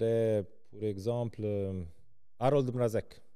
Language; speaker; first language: French; non-native, local second language; Serbian